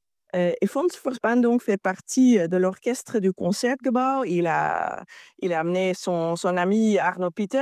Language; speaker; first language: French; non-native, fluent; Dutch